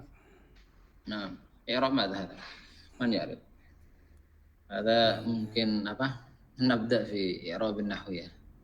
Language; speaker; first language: Arabic; non-native, fluent; Indonesian